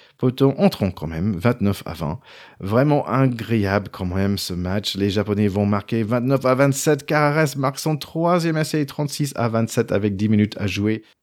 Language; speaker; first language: French; non-native, fluent; English